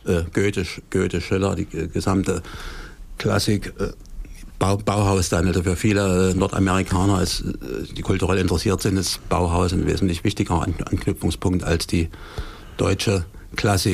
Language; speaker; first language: German; native; German